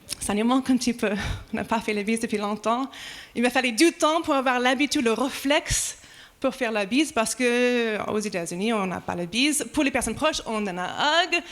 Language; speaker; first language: French; non-native, fluent; English